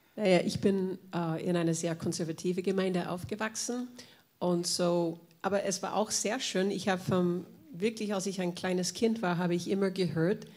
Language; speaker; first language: German; non-native, fluent; English